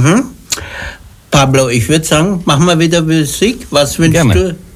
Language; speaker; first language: German; native; German